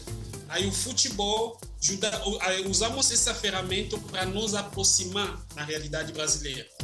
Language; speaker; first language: Portuguese; non-native, fluent; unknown